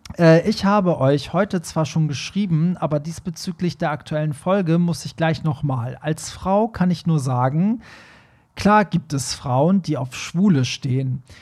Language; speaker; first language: German; early bilingual, other home language; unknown